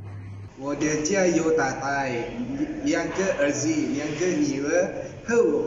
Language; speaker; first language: Chinese; non-native, learner; Malay